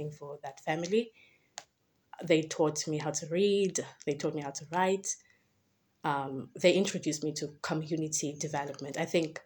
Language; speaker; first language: English; non-native, local second language; Xhosa